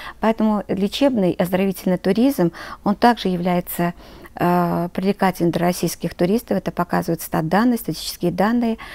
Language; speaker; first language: Russian; non-native, local second language; Azerbaijani